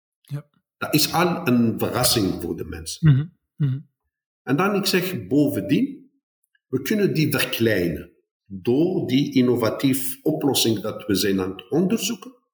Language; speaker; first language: Dutch; non-native, fluent; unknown